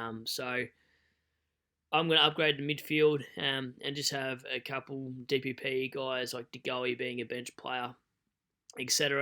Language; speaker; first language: English; native; English